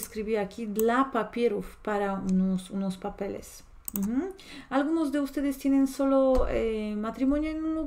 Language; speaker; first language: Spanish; non-native, fluent; Polish